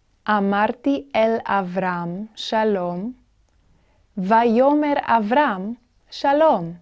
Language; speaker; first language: Hebrew; non-native, fluent; English